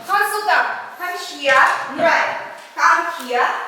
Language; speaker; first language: English; non-native, learner; Kazakh